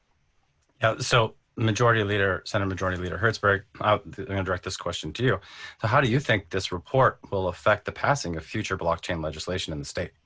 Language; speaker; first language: English; native; English